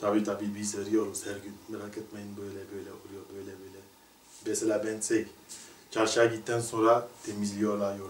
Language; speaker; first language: Turkish; non-native, learner; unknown